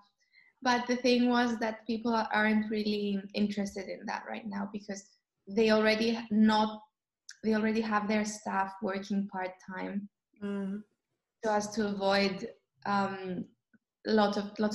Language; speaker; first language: English; non-native, fluent; Greek